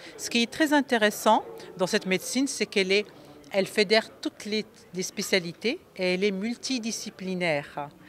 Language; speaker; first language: French; non-native, local second language; Arabic